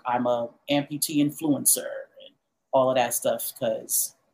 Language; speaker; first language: English; native; English